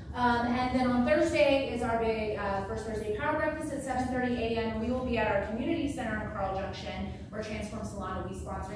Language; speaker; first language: English; native; English